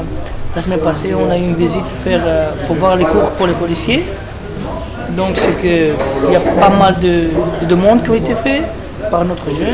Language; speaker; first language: French; early bilingual, other home language; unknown